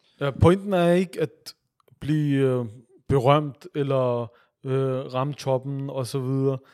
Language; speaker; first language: Danish; early bilingual, other home language; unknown